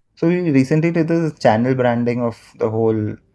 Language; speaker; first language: English; non-native, local second language; Marathi